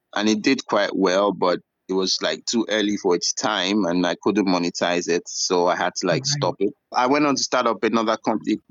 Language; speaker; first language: English; non-native, local second language; Yoruba